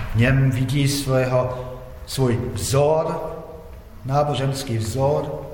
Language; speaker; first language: Czech; non-native, fluent; Polish